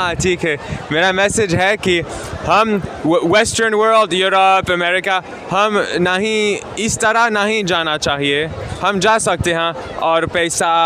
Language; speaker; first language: Hindi; non-native, learner; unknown